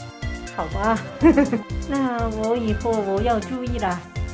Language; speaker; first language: Chinese; non-native, fluent; Japanese